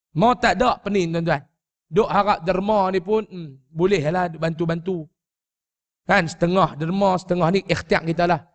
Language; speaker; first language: Malay; native; Malay